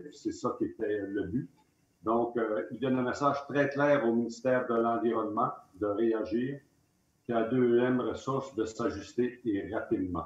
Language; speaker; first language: French; native; French